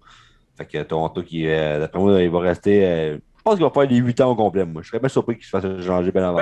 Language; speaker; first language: French; native; French